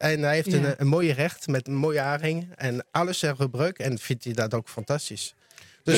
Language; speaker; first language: Dutch; non-native, learner; French